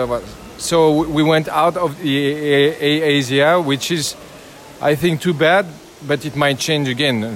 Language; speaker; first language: English; non-native, learner; French